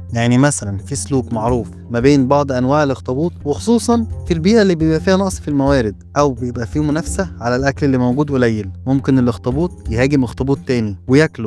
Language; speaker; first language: Arabic; native; Arabic